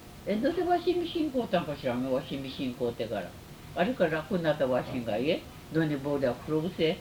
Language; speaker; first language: Japanese; early bilingual, heritage; Japanese